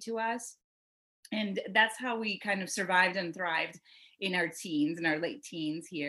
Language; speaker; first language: English; non-native, fluent; Spanish